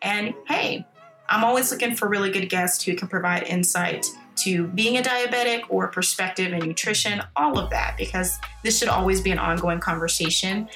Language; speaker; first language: English; native; English